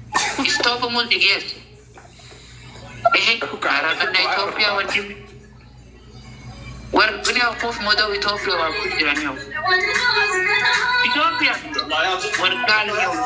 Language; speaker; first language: English; non-native, learner; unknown